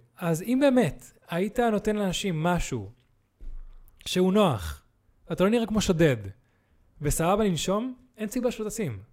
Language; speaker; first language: Hebrew; native; Hebrew